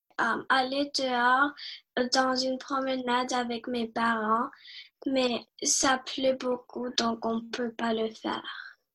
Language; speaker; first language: French; non-native, learner; English